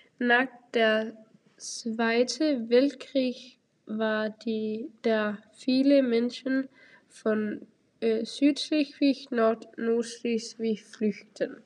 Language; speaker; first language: German; non-native, learner; Danish